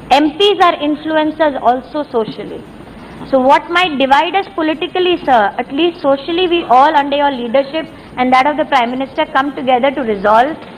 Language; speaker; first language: Hindi; native; Hindi